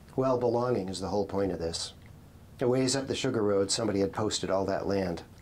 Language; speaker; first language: English; native; English